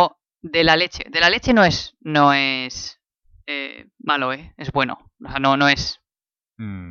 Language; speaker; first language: Spanish; native; Spanish